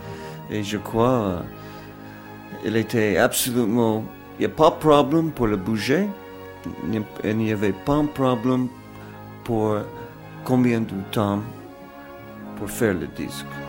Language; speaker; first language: French; non-native, fluent; English